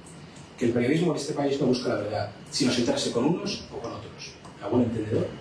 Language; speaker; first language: Spanish; native; Spanish